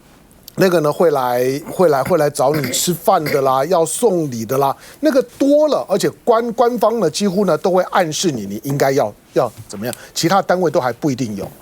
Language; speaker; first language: Chinese; native; Chinese